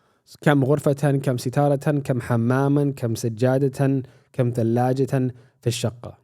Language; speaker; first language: Arabic; non-native, fluent; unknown